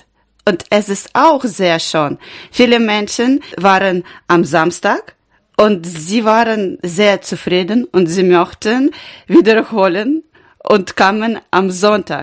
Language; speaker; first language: German; non-native, learner; Ukrainian